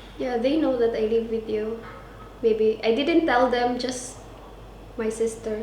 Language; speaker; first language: English; non-native, local second language; Cebuano